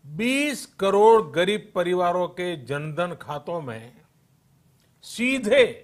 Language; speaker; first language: Hindi; non-native, local second language; Gujarati